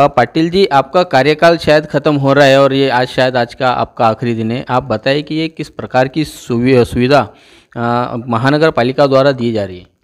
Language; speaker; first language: Hindi; native; Hindi